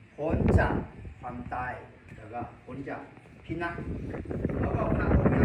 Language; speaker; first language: Thai; non-native, local second language; Akha